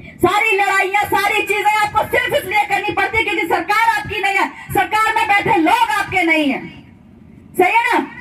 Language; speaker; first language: Hindi; native; Hindi